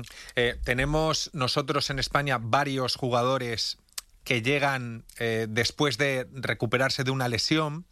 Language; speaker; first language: Spanish; native; Spanish